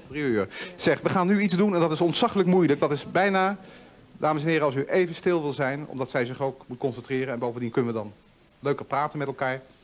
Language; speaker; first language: Dutch; native; Dutch